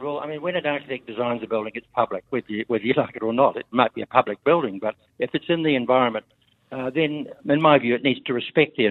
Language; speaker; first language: English; native; English